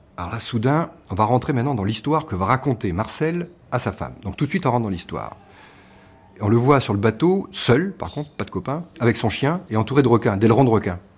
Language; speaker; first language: French; native; French